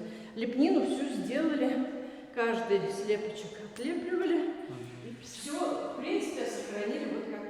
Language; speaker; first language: Russian; native; Russian